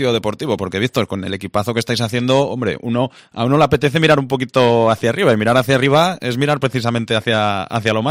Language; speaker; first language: Spanish; native; Spanish